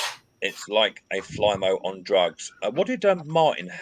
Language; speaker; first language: English; native; English